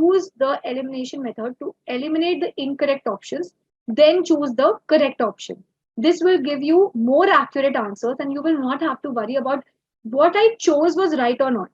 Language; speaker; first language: English; non-native, local second language; Hindi